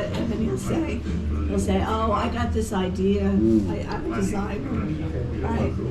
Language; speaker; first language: English; native; English